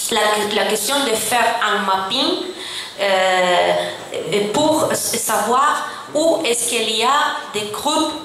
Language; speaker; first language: French; non-native, fluent; Italian